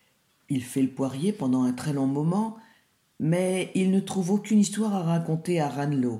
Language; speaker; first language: French; native; French